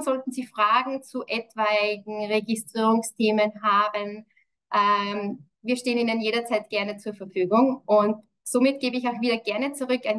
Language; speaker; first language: German; native; German